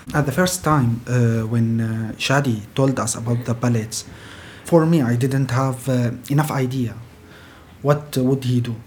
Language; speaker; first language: English; non-native, fluent; Arabic